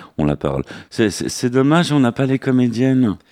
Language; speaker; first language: French; native; French